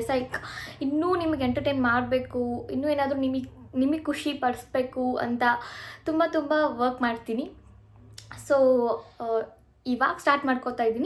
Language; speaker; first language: Kannada; native; Kannada